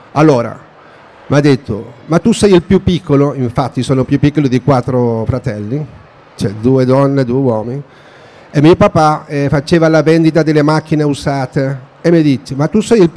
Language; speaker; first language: Italian; non-native, fluent; Spanish